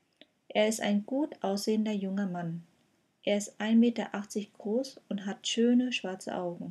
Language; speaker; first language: German; non-native, fluent; Vietnamese